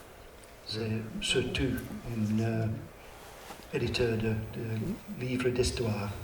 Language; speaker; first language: French; non-native, learner; English